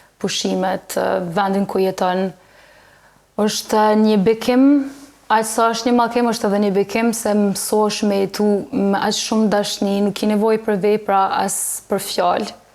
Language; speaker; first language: Albanian; early bilingual, heritage; Albanian